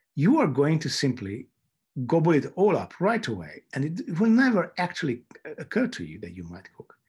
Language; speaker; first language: English; non-native, fluent; Hungarian